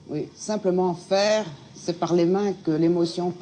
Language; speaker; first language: French; native; French